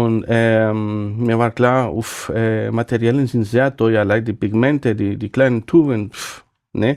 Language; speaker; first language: German; non-native, fluent; Spanish